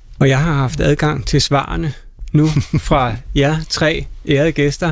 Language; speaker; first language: Danish; native; Danish